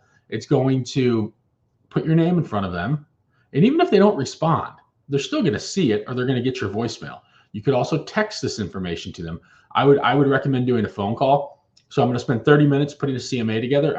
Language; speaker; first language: English; native; English